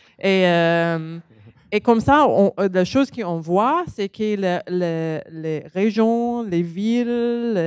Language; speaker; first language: French; non-native, learner; English